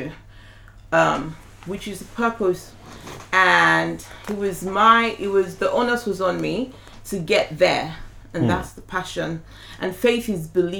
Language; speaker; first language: English; non-native, local second language; Yoruba